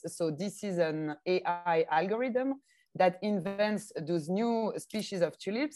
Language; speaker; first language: English; non-native, fluent; French